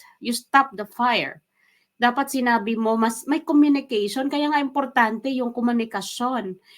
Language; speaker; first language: Filipino; non-native, local second language; Waray